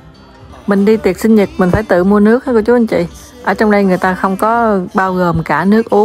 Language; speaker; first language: Vietnamese; native; Vietnamese